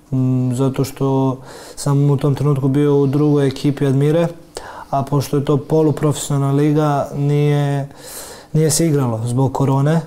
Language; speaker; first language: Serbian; early bilingual, heritage; Serbian